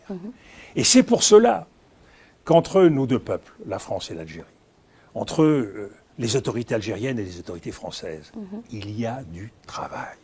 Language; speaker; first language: French; native; French